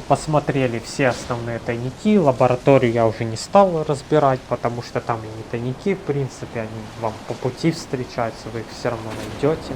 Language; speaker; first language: Russian; native; Russian